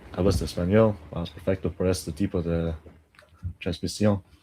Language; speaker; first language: Spanish; non-native, learner; English